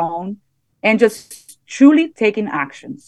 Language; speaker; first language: English; non-native, fluent; Portuguese